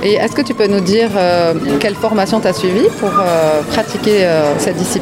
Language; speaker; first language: French; native; French